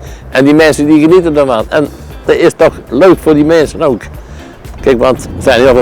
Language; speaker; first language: Dutch; native; Dutch